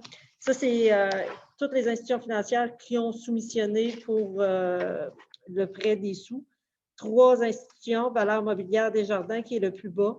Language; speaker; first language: French; native; French